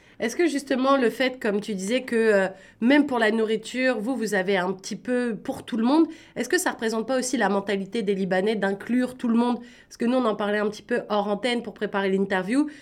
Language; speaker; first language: French; native; French